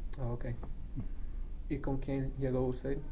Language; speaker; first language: Spanish; non-native, fluent; English